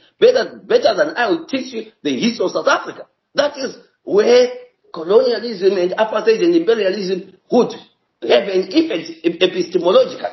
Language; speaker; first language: English; non-native, local second language; Shona